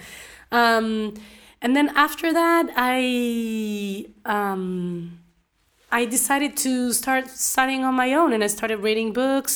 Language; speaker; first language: English; non-native, fluent; Spanish